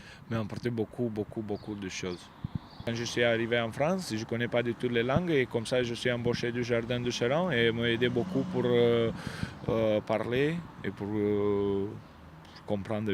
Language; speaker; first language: French; non-native, learner; Romanian